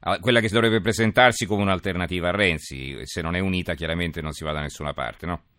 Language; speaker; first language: Italian; native; Italian